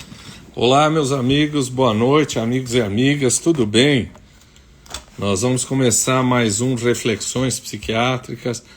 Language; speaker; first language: Portuguese; native; Portuguese